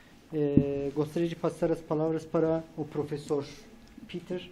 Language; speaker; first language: Portuguese; non-native, fluent; Turkish